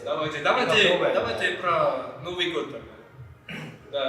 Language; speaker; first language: Russian; non-native, learner; Malay